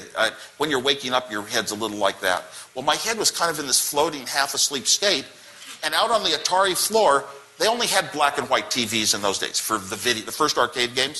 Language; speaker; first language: English; native; English